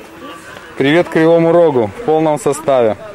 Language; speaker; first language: Russian; native; Russian